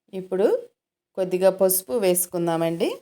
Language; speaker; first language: Telugu; native; Telugu